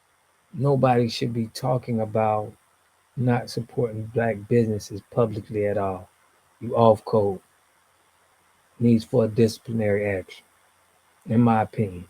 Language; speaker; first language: English; native; English